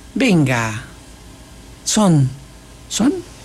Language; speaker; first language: Spanish; native; Spanish